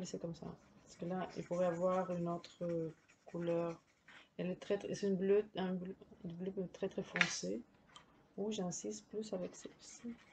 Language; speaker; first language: French; native; French